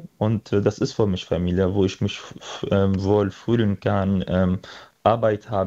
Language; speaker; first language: German; non-native, fluent; Arabic